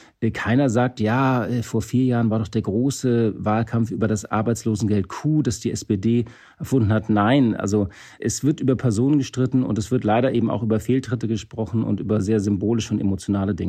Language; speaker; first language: German; native; German